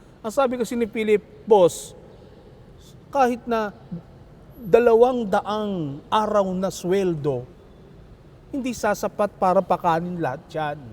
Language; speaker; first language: Filipino; native; Filipino